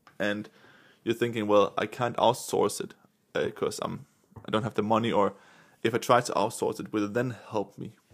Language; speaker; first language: English; non-native, fluent; Danish